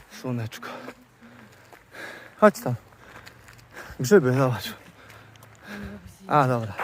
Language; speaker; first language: Polish; native; Polish